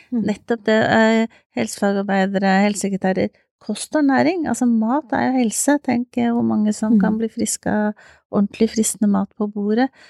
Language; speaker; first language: Norwegian; native; Norwegian